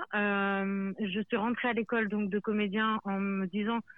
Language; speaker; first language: French; native; French